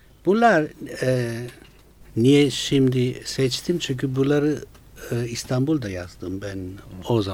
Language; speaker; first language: Turkish; non-native, fluent; Italian